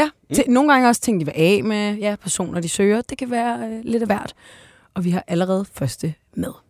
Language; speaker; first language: Danish; native; Danish